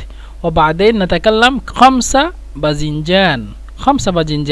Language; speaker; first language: Arabic; non-native, fluent; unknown